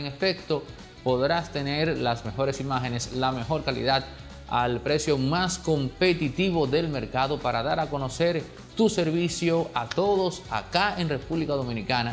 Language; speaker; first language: Spanish; native; Spanish